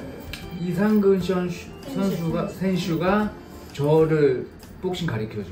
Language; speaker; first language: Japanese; non-native, learner; Korean